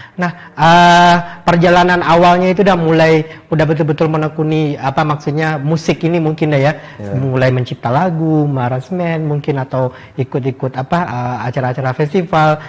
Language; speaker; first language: Indonesian; native; Indonesian